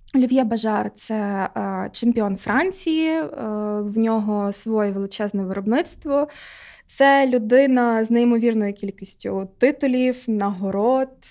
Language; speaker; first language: Ukrainian; non-native, local second language; Russian